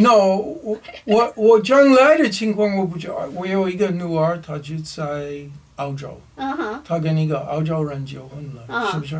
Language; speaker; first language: Chinese; non-native, learner; English